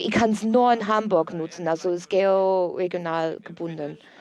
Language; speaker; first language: German; native; German